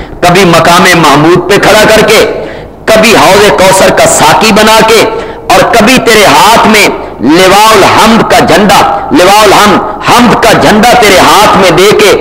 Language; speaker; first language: Urdu; non-native, local second language; Punjabi